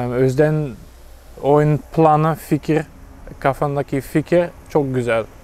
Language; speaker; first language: Turkish; non-native, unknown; Dutch